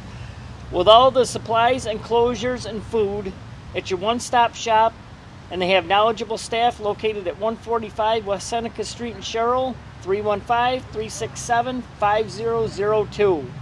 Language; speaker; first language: English; native; English